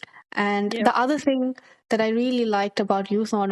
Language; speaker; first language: English; early bilingual, other home language; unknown